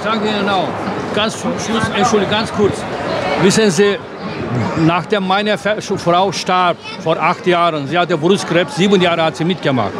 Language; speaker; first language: German; non-native, fluent; Turkish